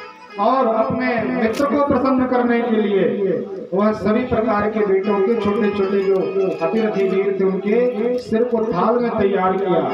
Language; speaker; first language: Hindi; native; Hindi